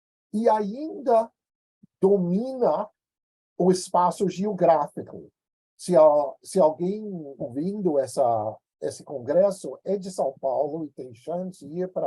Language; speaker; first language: Portuguese; non-native, fluent; English